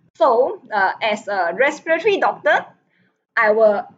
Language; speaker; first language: English; non-native, local second language; Min Nan Chinese